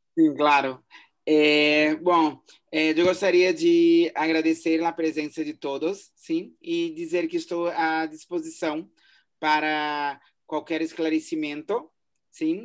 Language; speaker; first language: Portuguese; non-native, learner; Spanish